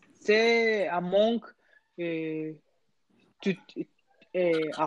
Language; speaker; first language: French; non-native, learner; Spanish